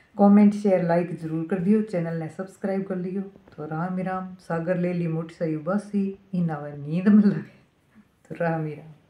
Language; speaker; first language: Hindi; native; Hindi